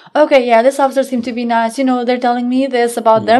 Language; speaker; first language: English; non-native, fluent; Albanian